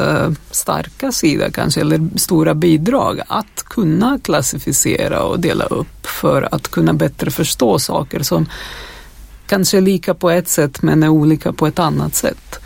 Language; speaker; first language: Swedish; non-native, fluent; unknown